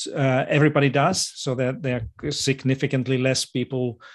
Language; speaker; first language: English; non-native, fluent; Finnish